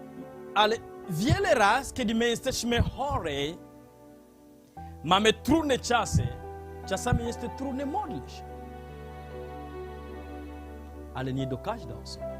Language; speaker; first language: Polish; non-native, learner; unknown